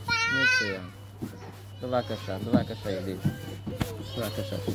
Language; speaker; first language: Hebrew; non-native, learner; Russian